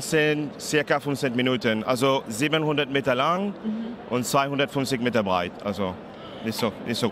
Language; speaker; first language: German; non-native, learner; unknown